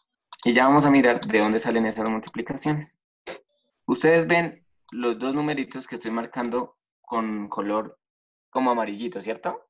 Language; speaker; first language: Spanish; native; Spanish